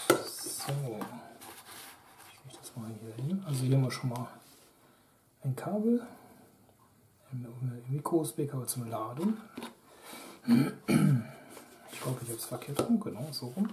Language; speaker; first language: German; native; German